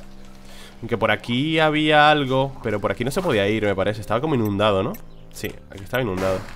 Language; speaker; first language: Spanish; native; Spanish